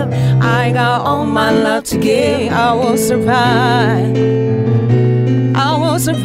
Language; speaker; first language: English; non-native, local second language; Filipino